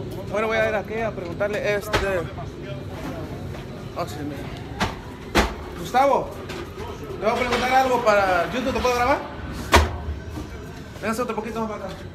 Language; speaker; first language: Spanish; native; Spanish